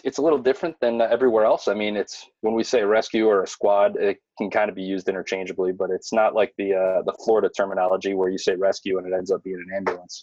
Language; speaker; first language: English; native; English